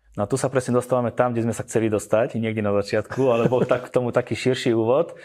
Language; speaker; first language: Slovak; native; Slovak